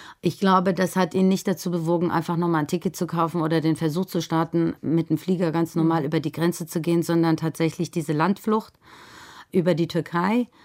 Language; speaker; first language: German; early bilingual, other home language; Persian